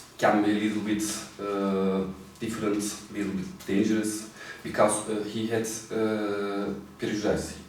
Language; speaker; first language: English; non-native, fluent; Turkish